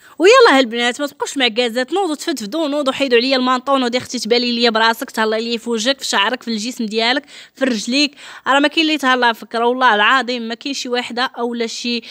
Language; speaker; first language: Arabic; native; Arabic